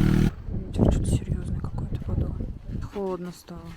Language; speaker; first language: Russian; native; Russian